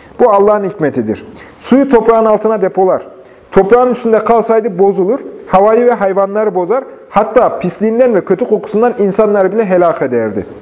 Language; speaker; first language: Turkish; native; Turkish